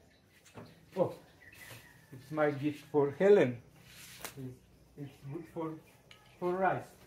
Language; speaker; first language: English; non-native, learner; Russian